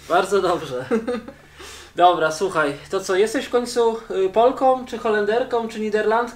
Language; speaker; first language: Polish; native; Polish